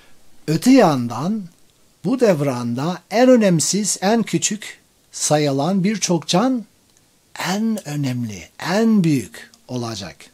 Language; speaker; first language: Turkish; non-native, fluent; English